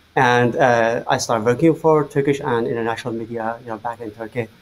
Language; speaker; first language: English; non-native, fluent; Azerbaijani